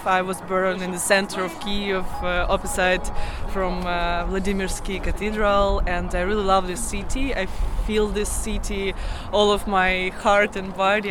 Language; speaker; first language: English; non-native, learner; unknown